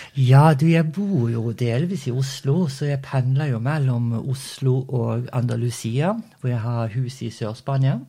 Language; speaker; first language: Norwegian; early bilingual, other home language; Portuguese